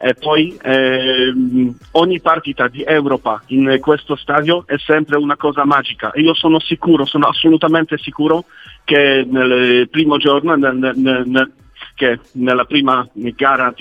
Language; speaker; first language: Italian; non-native, learner; Polish